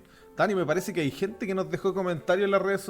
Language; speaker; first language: Spanish; native; Spanish